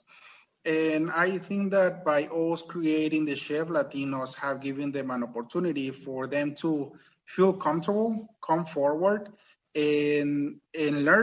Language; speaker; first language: English; non-native, fluent; Spanish